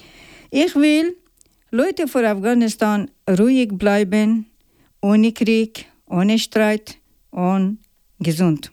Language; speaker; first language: German; non-native, learner; Persian